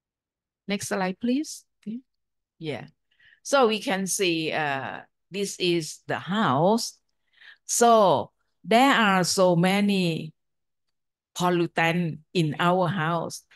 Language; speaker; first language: English; non-native, fluent; Thai